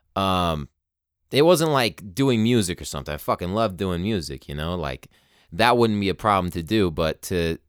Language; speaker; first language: English; native; English